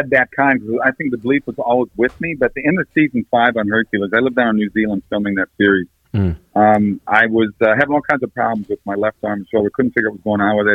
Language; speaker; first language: English; native; English